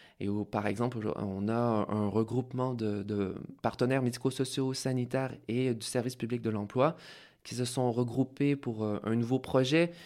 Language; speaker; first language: French; native; French